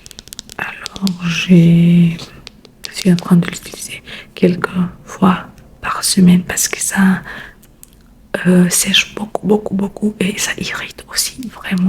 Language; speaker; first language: French; non-native, learner; Spanish